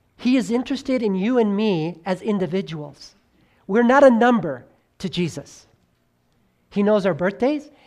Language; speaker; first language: English; native; English